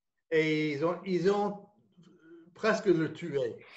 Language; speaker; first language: French; non-native, fluent; English